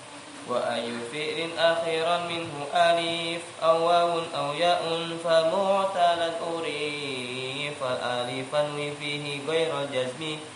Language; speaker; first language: Indonesian; native; Indonesian